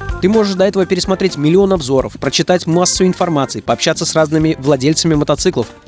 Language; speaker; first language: Russian; native; Russian